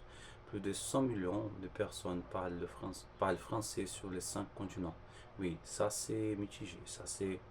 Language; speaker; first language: French; non-native, fluent; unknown